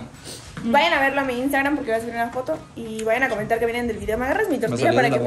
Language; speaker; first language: Spanish; native; Spanish